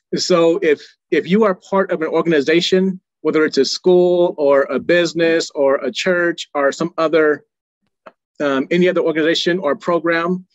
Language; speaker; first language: English; native; English